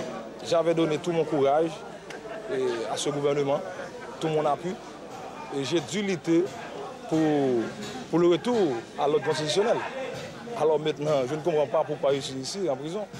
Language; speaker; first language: French; non-native, local second language; Haitian Creole